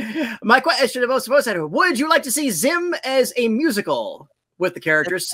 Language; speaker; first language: English; native; English